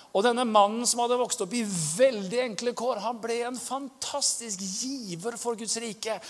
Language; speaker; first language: Norwegian; native; Norwegian